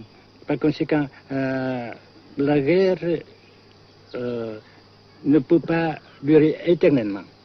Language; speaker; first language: French; non-native, fluent; Vietnamese